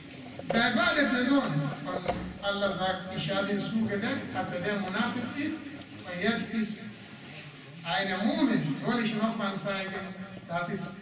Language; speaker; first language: German; non-native, learner; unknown